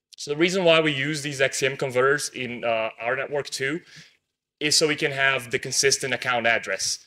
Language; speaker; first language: English; non-native, fluent; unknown